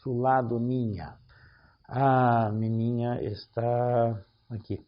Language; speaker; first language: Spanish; non-native, learner; Portuguese